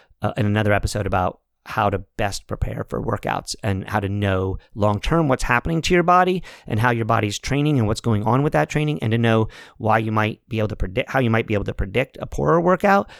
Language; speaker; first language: English; native; English